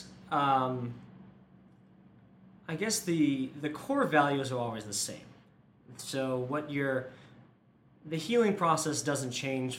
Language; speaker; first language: English; native; English